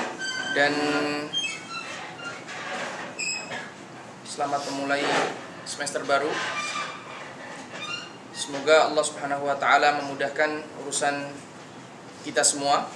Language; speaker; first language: Indonesian; native; Indonesian